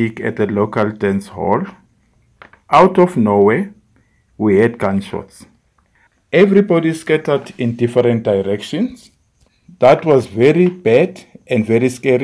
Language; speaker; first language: English; non-native, local second language; Zulu